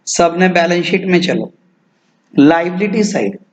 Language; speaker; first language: Hindi; non-native, local second language; Marathi